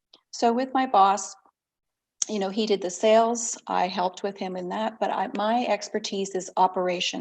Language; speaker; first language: English; native; English